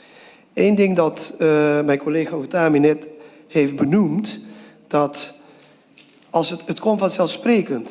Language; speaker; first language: Dutch; non-native, local second language; Papiamento